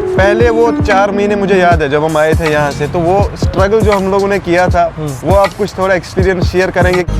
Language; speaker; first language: Hindi; non-native, local second language; Kashmiri